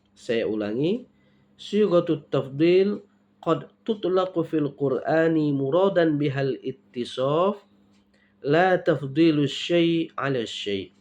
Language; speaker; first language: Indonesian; native; Indonesian